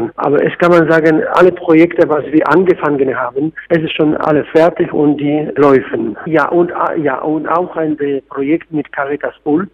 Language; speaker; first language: German; non-native, fluent; Polish